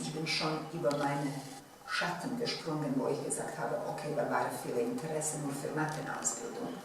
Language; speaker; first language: German; non-native, fluent; Bosnian